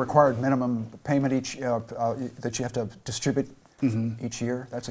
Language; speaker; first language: English; native; English